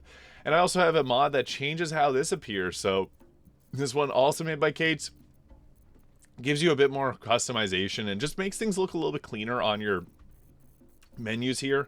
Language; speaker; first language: English; native; English